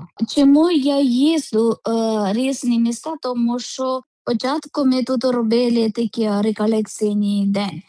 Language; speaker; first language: Ukrainian; non-native, learner; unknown